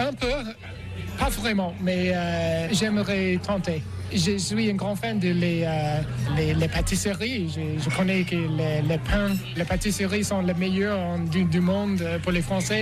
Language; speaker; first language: French; non-native, learner; English